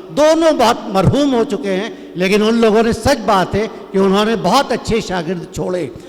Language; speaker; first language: Urdu; native; Urdu